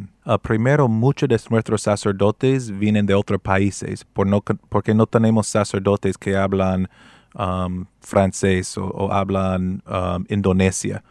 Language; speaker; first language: Spanish; non-native, fluent; English